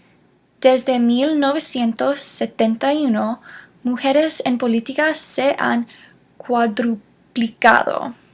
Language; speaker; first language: Spanish; non-native, learner; English